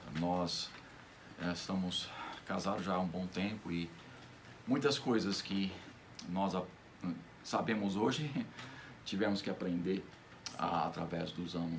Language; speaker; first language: Portuguese; non-native, fluent; English